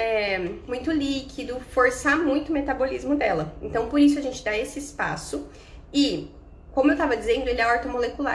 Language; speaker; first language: Portuguese; native; Portuguese